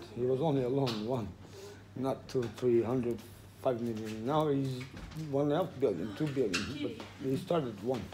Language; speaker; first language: English; non-native, fluent; Turkish